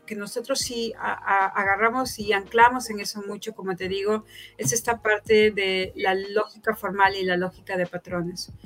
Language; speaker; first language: Spanish; native; Spanish